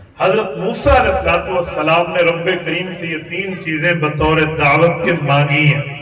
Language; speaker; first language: Urdu; non-native, local second language; Saraiki